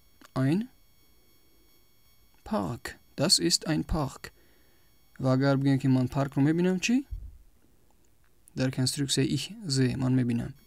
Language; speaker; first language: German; non-native, fluent; Tajik